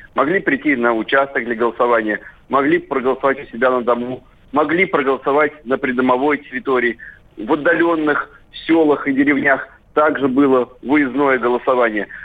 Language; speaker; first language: Russian; native; Russian